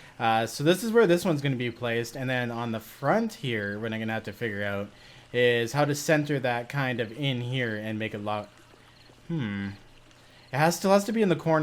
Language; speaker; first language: English; native; English